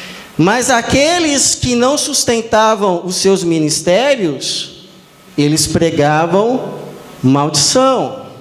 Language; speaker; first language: Portuguese; native; Portuguese